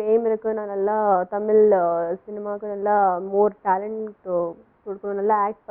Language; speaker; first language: Tamil; non-native, local second language; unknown